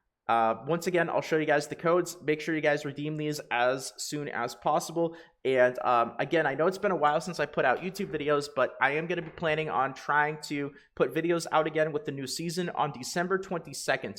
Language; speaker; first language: English; native; English